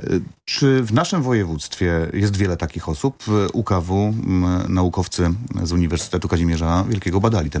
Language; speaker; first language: Polish; native; Polish